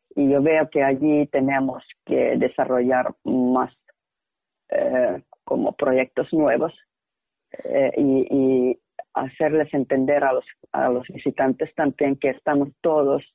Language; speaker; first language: Spanish; non-native, fluent; Finnish